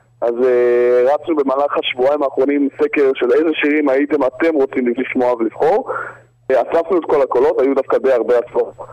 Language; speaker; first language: Hebrew; native; Hebrew